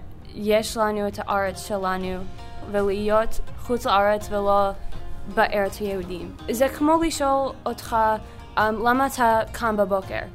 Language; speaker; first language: Hebrew; non-native, learner; English